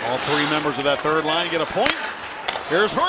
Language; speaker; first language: English; native; English